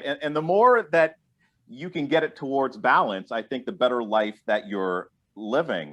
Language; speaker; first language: English; native; English